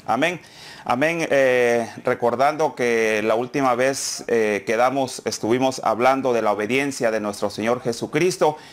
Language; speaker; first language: Spanish; native; Spanish